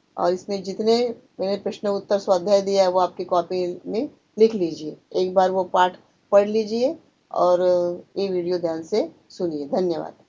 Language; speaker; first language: Hindi; non-native, local second language; Marathi